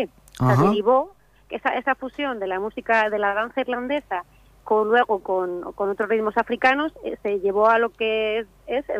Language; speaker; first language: Spanish; native; Spanish